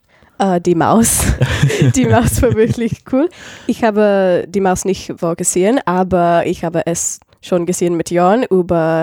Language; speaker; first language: German; non-native, learner; English